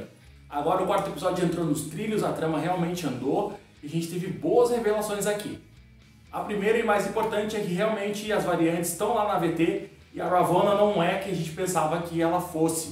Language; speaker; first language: Portuguese; native; Portuguese